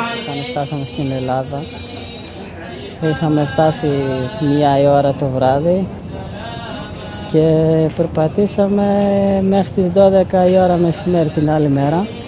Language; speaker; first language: Greek; non-native, fluent; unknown